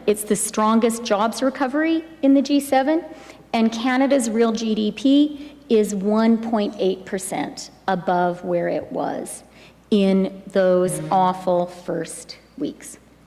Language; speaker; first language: English; native; English